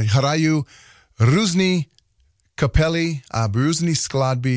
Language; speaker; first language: Czech; non-native, learner; English